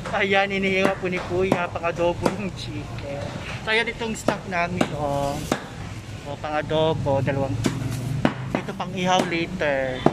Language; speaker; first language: Filipino; non-native, local second language; Cebuano